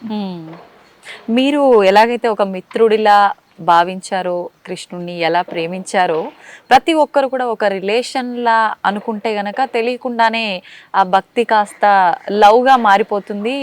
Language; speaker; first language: Telugu; native; Telugu